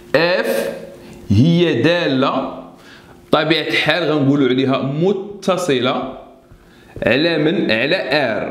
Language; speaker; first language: Arabic; native; Arabic